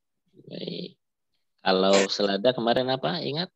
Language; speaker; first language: Indonesian; native; Indonesian